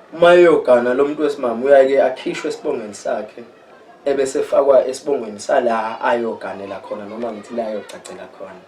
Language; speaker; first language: Zulu; native; Zulu